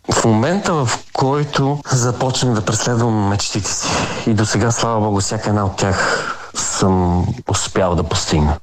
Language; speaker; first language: Bulgarian; native; Bulgarian